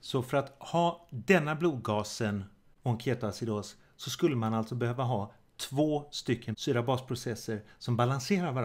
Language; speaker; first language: Swedish; native; Swedish